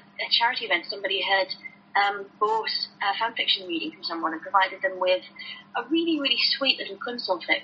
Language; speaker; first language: English; native; English